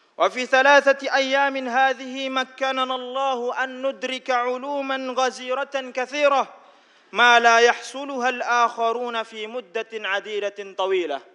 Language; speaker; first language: Arabic; non-native, fluent; Indonesian